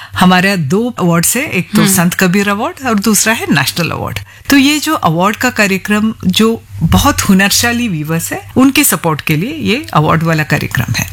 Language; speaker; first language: Hindi; non-native, local second language; Malayalam